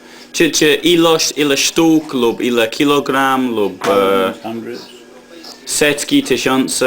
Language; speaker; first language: Polish; non-native, learner; English